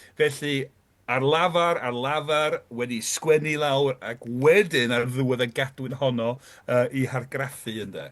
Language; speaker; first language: Welsh; non-native, fluent; English